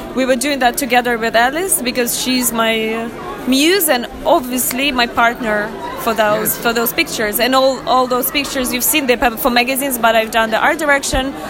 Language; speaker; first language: English; non-native, fluent; Russian